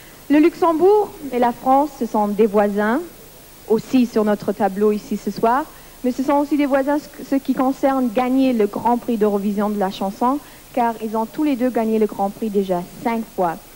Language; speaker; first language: French; non-native, local second language; Luxembourgish